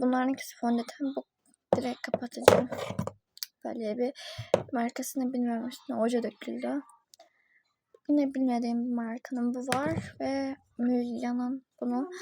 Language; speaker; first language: Turkish; native; Turkish